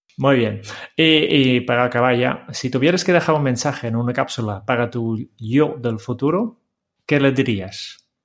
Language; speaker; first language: Spanish; non-native, fluent; Dutch